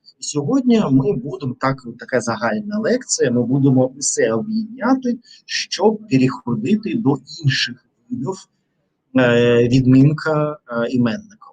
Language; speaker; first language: Ukrainian; non-native, learner; Russian